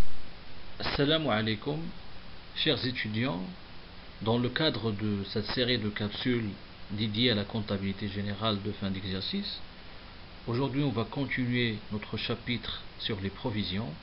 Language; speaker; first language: French; non-native, local second language; Arabic